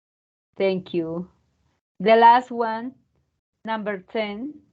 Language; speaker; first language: English; non-native, learner; Spanish